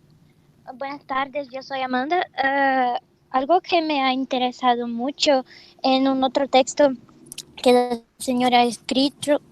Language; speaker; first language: Spanish; non-native, fluent; Portuguese